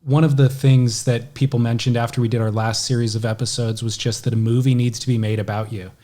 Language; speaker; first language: English; native; English